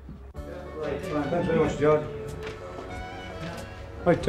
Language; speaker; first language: English; native; English